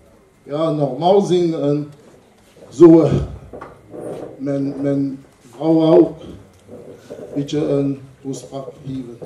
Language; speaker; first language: Dutch; non-native, learner; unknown